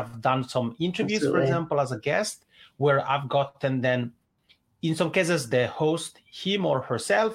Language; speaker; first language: English; non-native, fluent; Italian